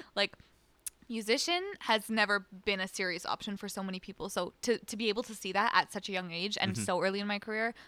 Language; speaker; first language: English; early bilingual, other home language; Arabic